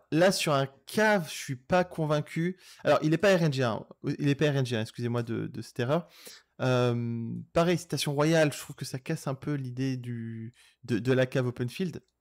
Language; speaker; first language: French; native; French